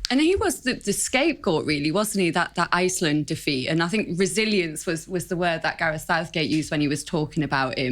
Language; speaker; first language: English; native; English